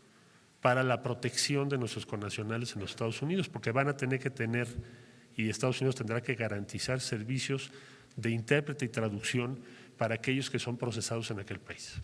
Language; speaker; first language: Spanish; native; Spanish